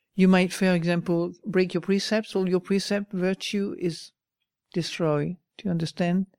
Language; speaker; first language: English; non-native, fluent; French